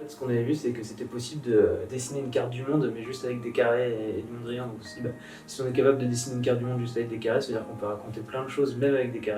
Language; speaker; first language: French; native; French